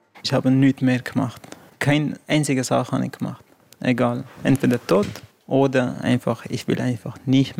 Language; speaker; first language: German; non-native, fluent; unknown